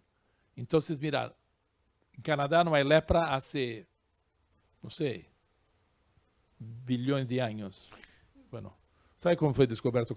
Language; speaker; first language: Spanish; non-native, fluent; Portuguese